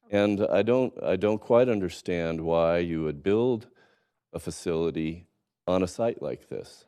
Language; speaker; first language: English; native; English